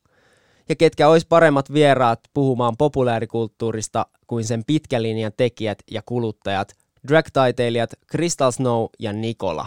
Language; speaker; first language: Finnish; native; Finnish